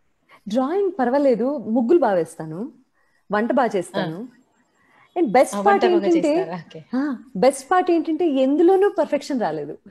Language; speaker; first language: Telugu; native; Telugu